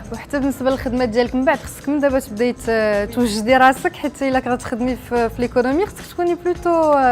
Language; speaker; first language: Arabic; native; Arabic